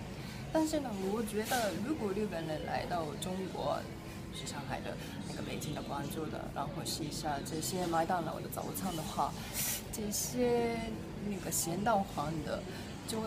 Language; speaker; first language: Chinese; non-native, fluent; Japanese